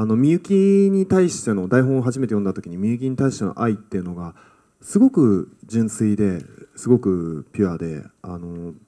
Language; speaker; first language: Japanese; native; Japanese